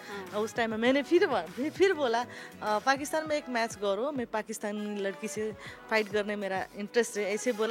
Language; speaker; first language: Hindi; non-native, learner; Nepali